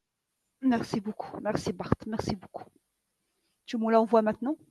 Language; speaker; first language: French; non-native, local second language; Arabic